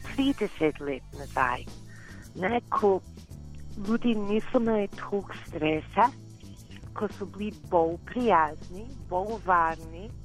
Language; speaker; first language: Slovenian; non-native, learner; English